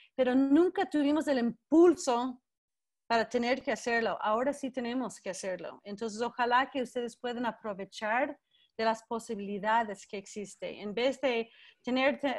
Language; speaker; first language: Spanish; non-native, fluent; English